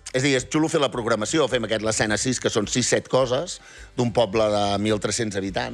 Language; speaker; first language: Catalan; native; Catalan